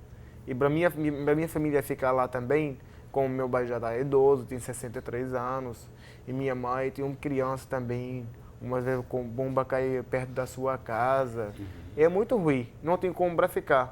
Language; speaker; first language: Portuguese; non-native, learner; Arabic